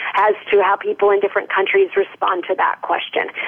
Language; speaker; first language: English; native; English